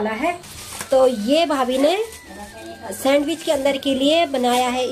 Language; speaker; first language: Hindi; native; Hindi